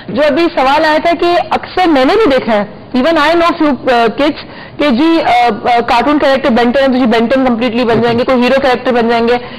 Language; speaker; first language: Urdu; native; Urdu